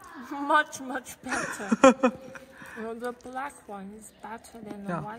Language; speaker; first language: English; non-native, fluent; Chinese